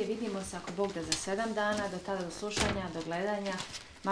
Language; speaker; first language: Serbian; native; Serbian